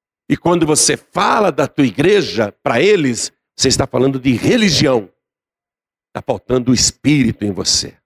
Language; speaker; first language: Portuguese; native; Portuguese